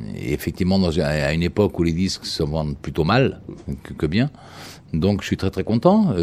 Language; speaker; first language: French; early bilingual, other home language; Portuguese